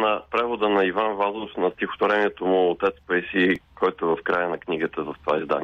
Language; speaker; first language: Bulgarian; native; Bulgarian